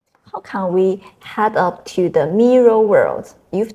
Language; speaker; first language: English; non-native, fluent; Chinese